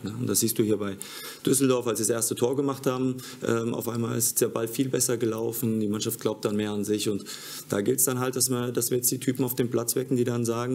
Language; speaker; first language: German; native; German